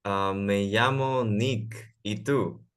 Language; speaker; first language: Spanish; non-native, learner; Russian